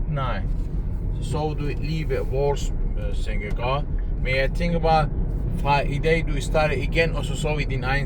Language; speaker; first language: Danish; non-native, learner; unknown